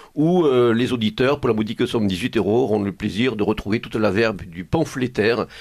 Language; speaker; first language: French; native; French